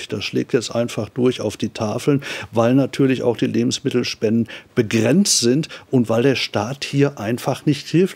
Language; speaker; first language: German; native; German